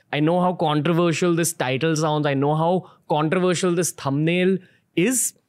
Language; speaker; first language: English; non-native, local second language; Hindi